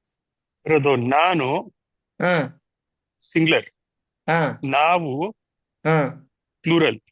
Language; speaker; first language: Kannada; non-native, learner; Telugu